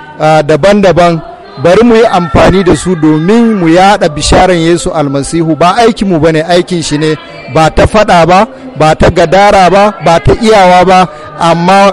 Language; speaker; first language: Hausa; non-native, local second language; Fula